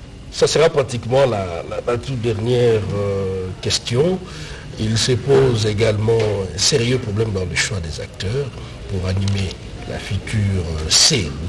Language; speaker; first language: French; non-native, local second language; Lingala